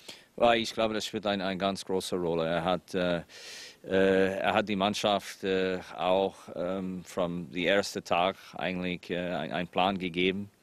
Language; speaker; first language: German; non-native, fluent; English